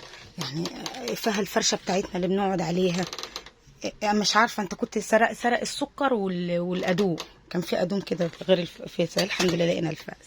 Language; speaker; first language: Arabic; native; Arabic